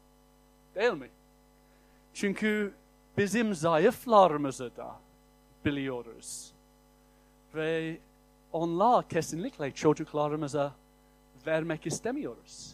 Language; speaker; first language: Turkish; non-native, fluent; English